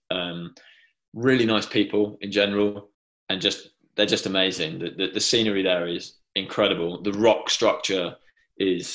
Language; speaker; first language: English; native; English